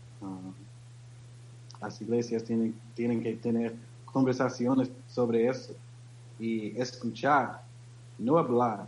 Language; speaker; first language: Spanish; non-native, learner; English